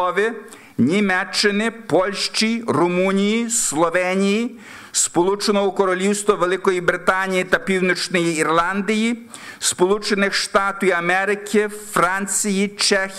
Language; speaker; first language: Ukrainian; early bilingual, heritage; Ukrainian